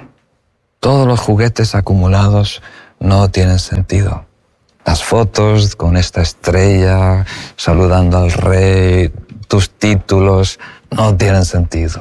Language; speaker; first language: Spanish; native; Spanish